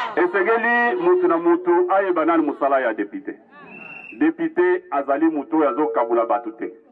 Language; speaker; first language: Lingala; non-native, local second language; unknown